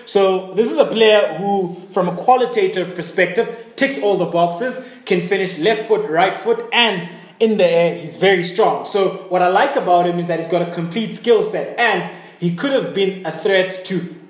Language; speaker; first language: English; native; English